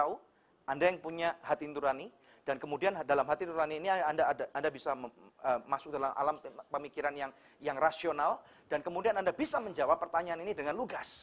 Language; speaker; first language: Indonesian; native; Indonesian